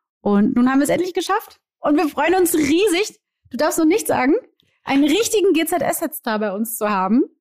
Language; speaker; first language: German; early bilingual, other home language; Portuguese